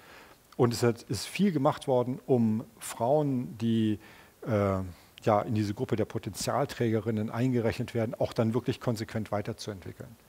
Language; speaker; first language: German; native; German